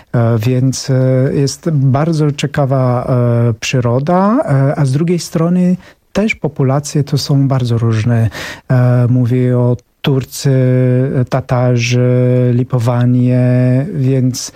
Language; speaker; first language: Polish; non-native, fluent; Romanian